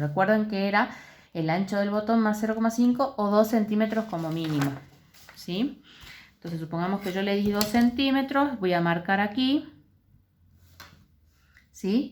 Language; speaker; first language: Spanish; native; Spanish